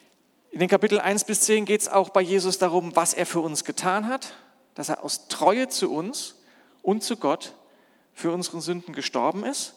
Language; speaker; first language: German; native; German